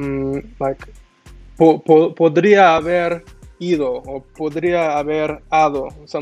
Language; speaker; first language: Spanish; non-native, learner; English